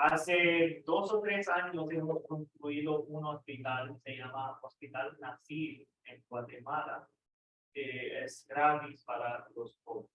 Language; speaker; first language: Spanish; non-native, fluent; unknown